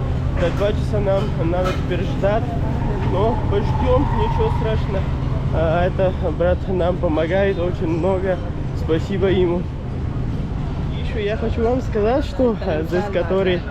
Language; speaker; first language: Russian; non-native, learner; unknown